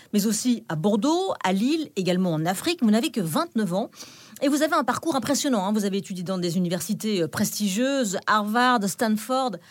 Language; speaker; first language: French; native; French